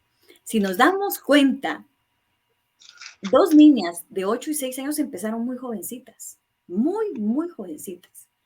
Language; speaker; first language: Spanish; native; Spanish